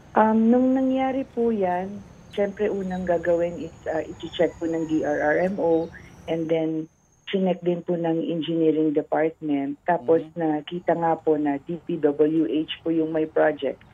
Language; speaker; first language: Filipino; native; Filipino